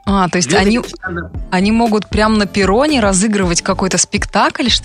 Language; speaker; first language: Russian; native; Russian